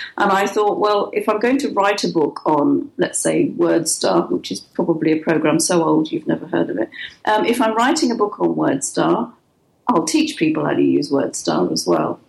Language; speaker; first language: English; native; English